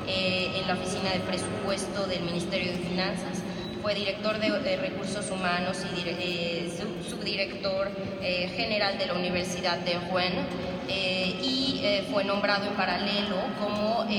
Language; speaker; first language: Spanish; native; Spanish